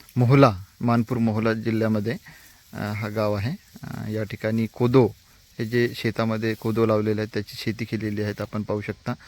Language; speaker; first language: Marathi; native; Marathi